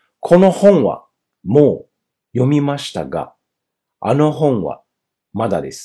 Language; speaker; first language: Japanese; non-native, fluent; Chinese